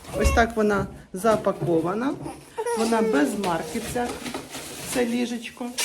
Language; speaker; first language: Ukrainian; native; Ukrainian